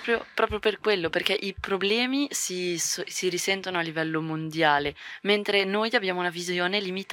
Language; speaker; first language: Italian; native; Italian